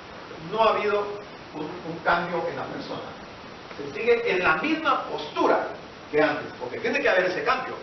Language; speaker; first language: Spanish; native; Spanish